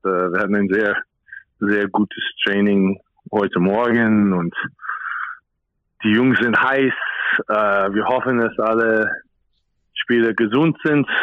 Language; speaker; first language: German; non-native, fluent; English